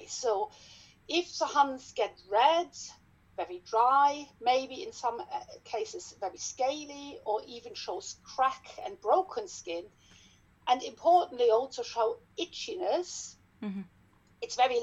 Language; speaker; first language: English; non-native, fluent; German